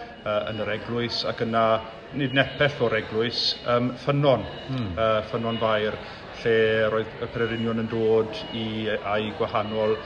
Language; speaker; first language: Welsh; native; Welsh